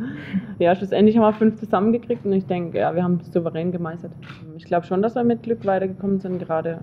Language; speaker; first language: German; native; German